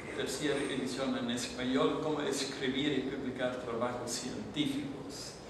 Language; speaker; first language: Spanish; non-native, learner; Dutch